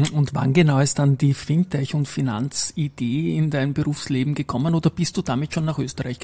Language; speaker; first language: German; native; German